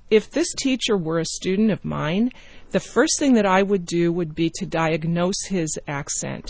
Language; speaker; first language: English; native; English